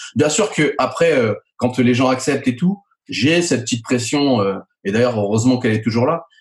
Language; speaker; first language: French; native; French